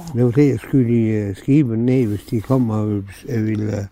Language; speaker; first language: Danish; native; Danish